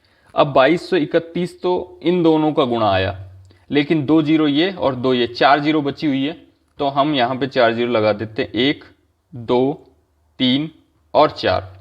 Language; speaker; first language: Hindi; native; Hindi